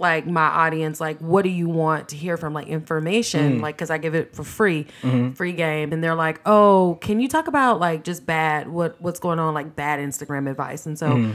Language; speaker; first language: English; native; English